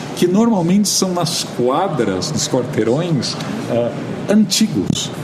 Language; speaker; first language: Portuguese; native; Portuguese